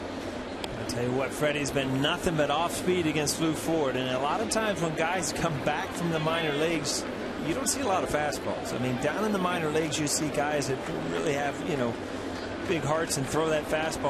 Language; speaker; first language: English; native; English